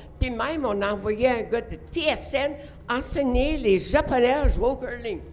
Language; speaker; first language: French; non-native, local second language; English